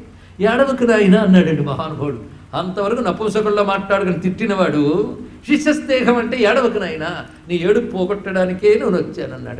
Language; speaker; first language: Telugu; native; Telugu